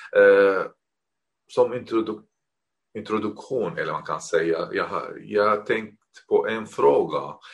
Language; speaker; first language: Swedish; non-native, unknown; Arabic